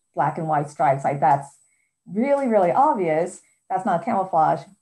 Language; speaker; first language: English; native; English